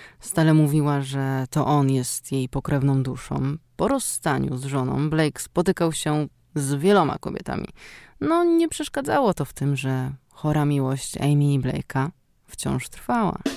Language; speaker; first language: Polish; native; Polish